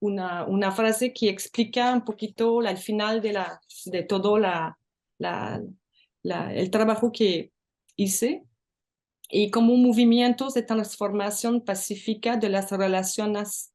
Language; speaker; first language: Spanish; non-native, learner; French